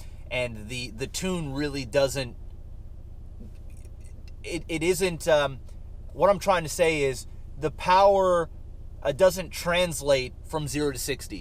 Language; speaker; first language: English; native; English